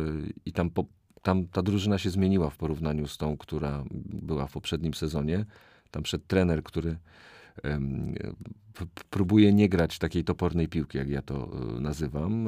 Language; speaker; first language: Polish; native; Polish